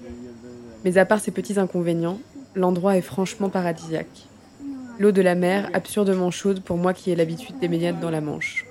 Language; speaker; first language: French; native; French